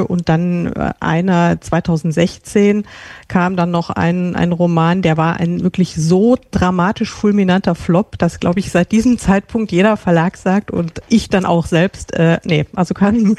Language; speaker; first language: German; native; German